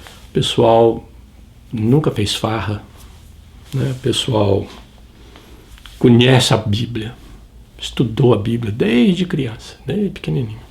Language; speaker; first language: Portuguese; native; Portuguese